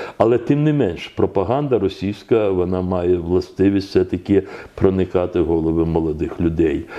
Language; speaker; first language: Ukrainian; non-native, local second language; Crimean Tatar